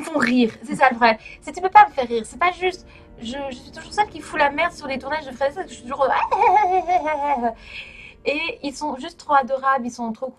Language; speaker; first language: French; native; French